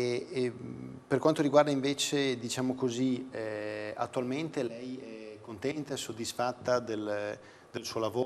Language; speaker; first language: Italian; native; Italian